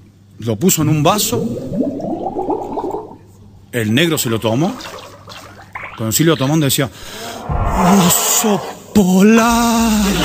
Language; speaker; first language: Spanish; native; Spanish